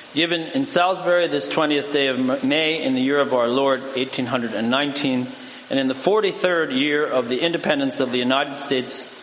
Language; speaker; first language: English; native; English